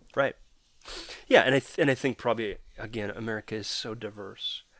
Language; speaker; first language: English; native; English